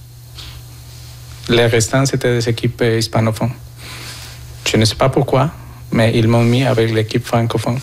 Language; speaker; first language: French; non-native, fluent; Spanish